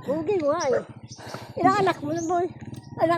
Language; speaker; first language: Filipino; non-native, local second language; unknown